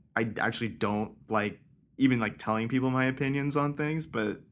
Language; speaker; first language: English; early bilingual, other home language; Persian